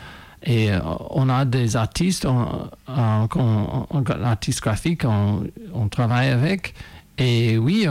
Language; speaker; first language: French; non-native, fluent; English